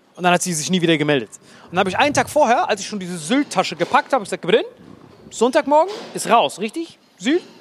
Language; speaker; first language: German; early bilingual, other home language; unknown